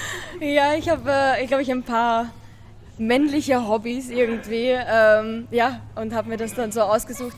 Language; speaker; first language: German; native; German